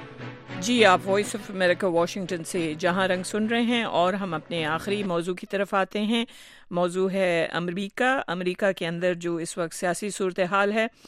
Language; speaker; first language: Urdu; native; Urdu